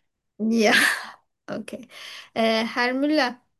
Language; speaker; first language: German; non-native, learner; Turkish